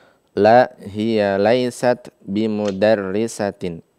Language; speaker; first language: Arabic; non-native, fluent; Indonesian